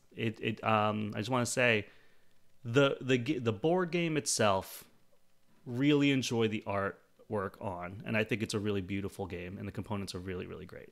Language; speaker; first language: English; native; English